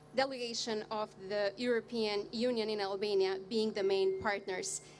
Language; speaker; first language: English; non-native, fluent; Albanian